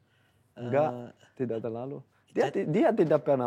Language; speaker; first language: Indonesian; non-native, fluent; Dutch